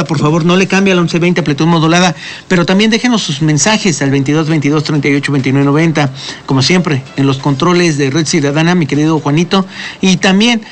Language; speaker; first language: Spanish; native; Spanish